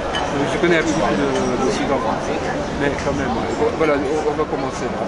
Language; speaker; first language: French; non-native, learner; Japanese